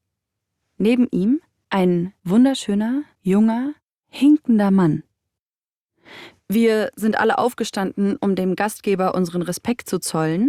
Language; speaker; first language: German; native; German